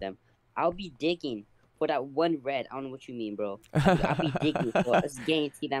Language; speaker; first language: English; native; English